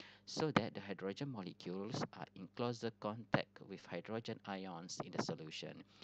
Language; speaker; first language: English; non-native, local second language; Malay